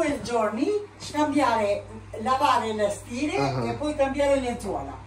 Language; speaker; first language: Italian; non-native, learner; Albanian